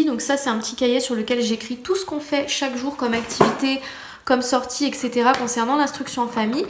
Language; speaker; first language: French; native; French